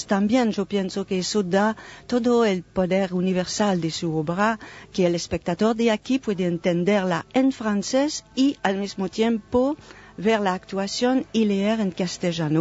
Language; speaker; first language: Spanish; non-native, fluent; French